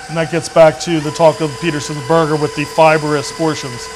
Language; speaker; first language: English; native; English